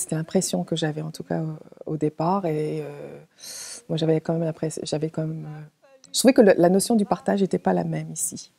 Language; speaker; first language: French; native; French